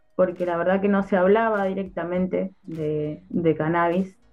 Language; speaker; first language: Spanish; native; Spanish